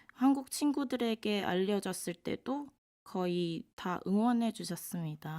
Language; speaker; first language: Korean; non-native, fluent; Cantonese